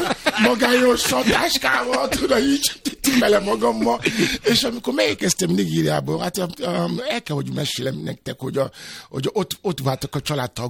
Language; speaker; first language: Hungarian; non-native, fluent; Yoruba